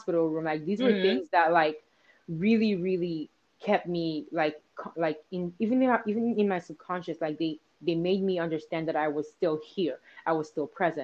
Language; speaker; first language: English; non-native, local second language; Igbo